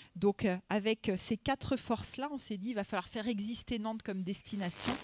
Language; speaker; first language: French; native; French